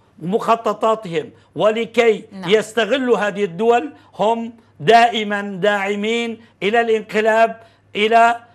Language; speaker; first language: Arabic; non-native, fluent; Turkish